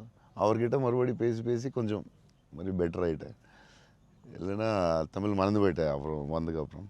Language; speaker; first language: Tamil; non-native, local second language; Telugu